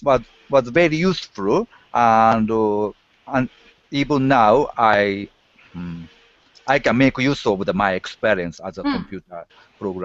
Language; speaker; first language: English; non-native, learner; Japanese